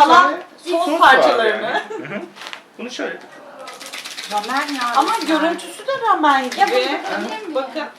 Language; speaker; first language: Turkish; native; Turkish